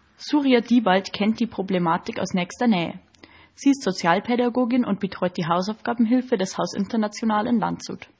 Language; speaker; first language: German; native; German